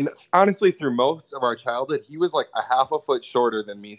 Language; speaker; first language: English; native; English